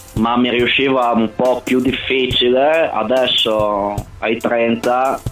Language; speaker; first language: Italian; native; Italian